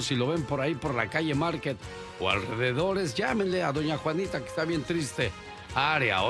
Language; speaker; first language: Spanish; native; Spanish